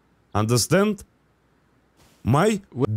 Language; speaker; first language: English; non-native, learner; Russian